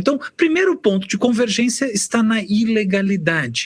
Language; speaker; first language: Portuguese; native; Portuguese